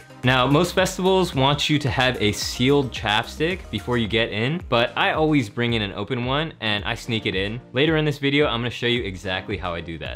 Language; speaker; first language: English; native; English